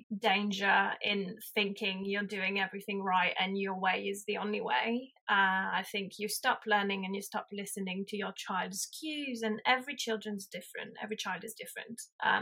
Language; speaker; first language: English; non-native, fluent; French